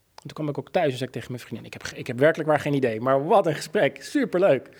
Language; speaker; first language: Dutch; native; Dutch